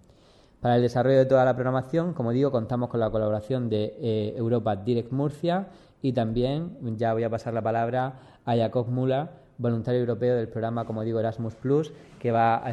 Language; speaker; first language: Spanish; native; Spanish